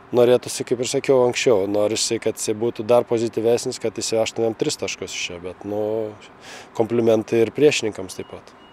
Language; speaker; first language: Lithuanian; native; Lithuanian